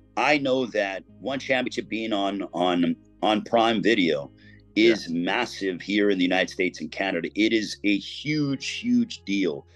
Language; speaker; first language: English; native; English